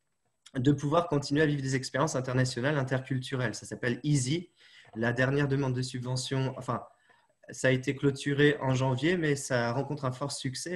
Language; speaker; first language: French; native; French